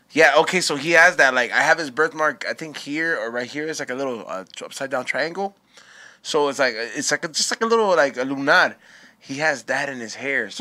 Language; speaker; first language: English; early bilingual, other home language; Spanish